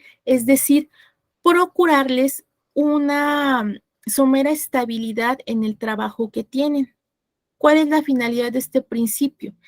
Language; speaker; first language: Spanish; native; Spanish